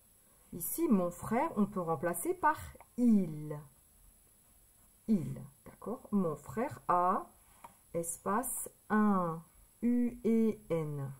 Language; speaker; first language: French; native; French